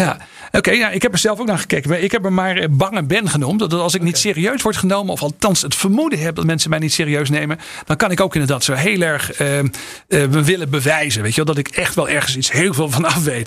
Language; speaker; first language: Dutch; native; Dutch